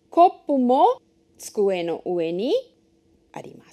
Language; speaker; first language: Japanese; non-native, fluent; Hindi